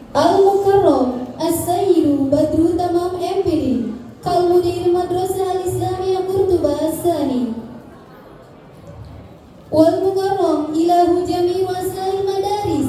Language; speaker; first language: Arabic; non-native, learner; Indonesian